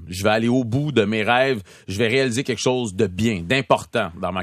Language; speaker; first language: French; native; French